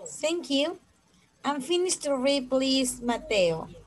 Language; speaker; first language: English; non-native, fluent; Spanish